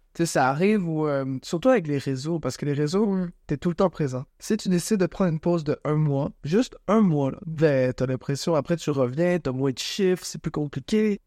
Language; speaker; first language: French; native; French